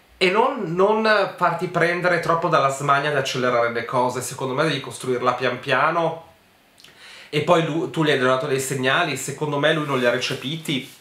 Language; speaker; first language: Italian; native; Italian